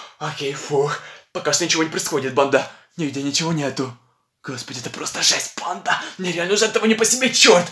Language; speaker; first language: Russian; non-native, local second language; Ukrainian